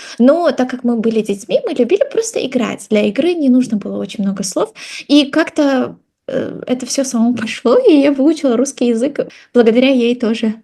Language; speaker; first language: Russian; non-native, local second language; Kazakh